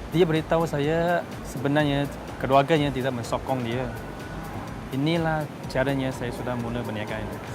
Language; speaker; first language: Malay; non-native, local second language; Chinese